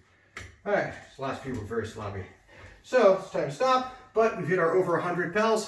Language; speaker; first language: English; native; English